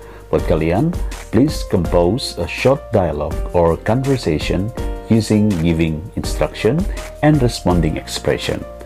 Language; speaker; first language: English; non-native, fluent; Indonesian